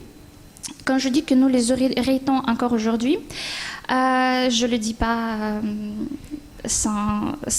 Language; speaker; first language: French; non-native, fluent; Ukrainian